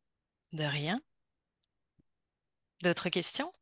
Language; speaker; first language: French; native; French